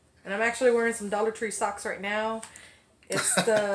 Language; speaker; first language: English; native; English